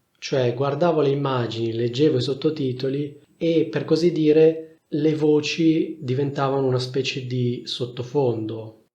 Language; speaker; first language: Italian; native; Italian